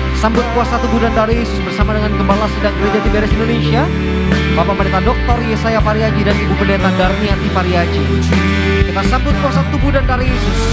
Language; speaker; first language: Indonesian; native; Indonesian